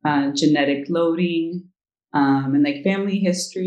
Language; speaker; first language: English; native; English